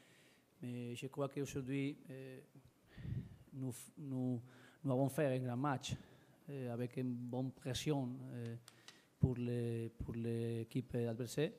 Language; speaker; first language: French; non-native, fluent; Spanish